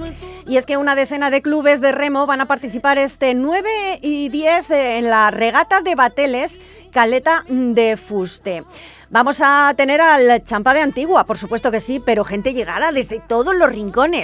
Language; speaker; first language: Spanish; native; Spanish